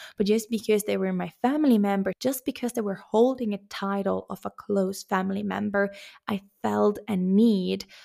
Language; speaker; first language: English; non-native, fluent; Finnish